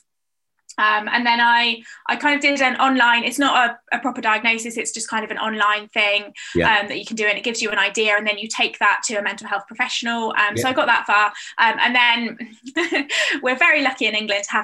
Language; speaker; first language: English; native; English